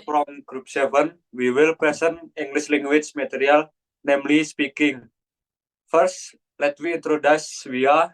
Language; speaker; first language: English; non-native, learner; Indonesian